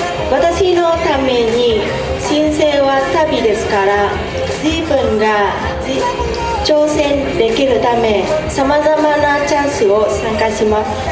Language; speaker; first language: Japanese; non-native, learner; Vietnamese